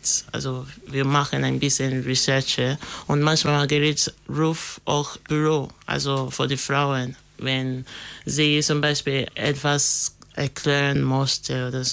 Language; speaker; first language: German; non-native, learner; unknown